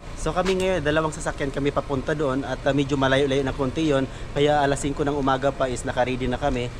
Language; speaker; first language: Filipino; non-native, local second language; Cebuano